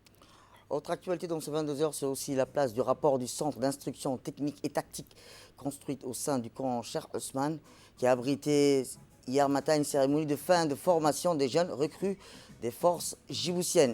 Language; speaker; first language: French; native; French